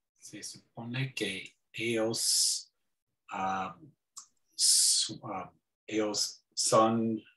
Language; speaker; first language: Spanish; non-native, learner; English